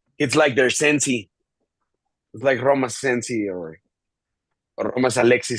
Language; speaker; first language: English; non-native, fluent; Spanish